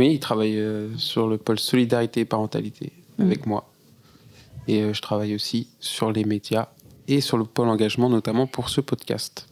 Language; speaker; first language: French; native; French